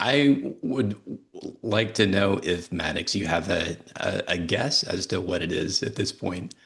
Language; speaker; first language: English; native; English